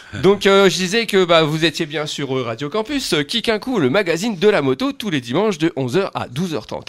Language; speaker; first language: French; native; French